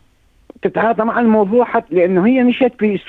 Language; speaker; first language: Arabic; native; Arabic